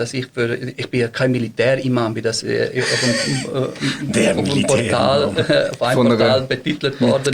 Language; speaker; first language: German; early bilingual, other home language; Bosnian